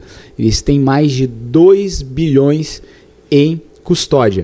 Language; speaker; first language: Portuguese; native; Portuguese